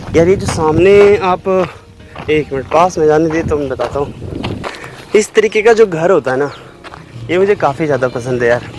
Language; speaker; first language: Hindi; native; Hindi